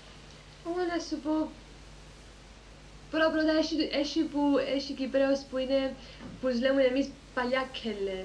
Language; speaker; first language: Greek; early bilingual, heritage; Greek